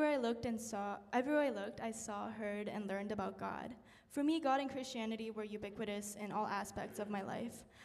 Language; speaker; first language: English; early bilingual, other home language; Korean